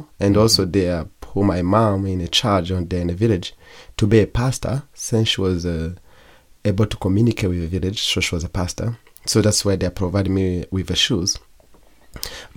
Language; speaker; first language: English; non-native, learner; Kinyarwanda